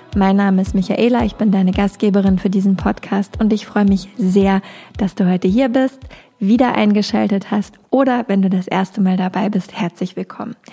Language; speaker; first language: German; native; German